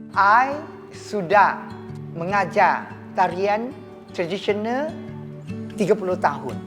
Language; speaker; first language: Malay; non-native, local second language; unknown